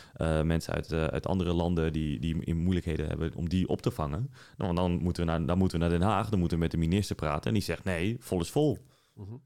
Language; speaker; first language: Dutch; early bilingual, other home language; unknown